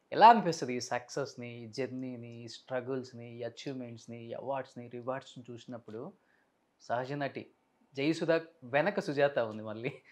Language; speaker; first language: Telugu; native; Telugu